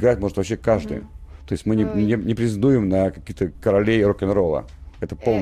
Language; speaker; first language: Russian; native; Russian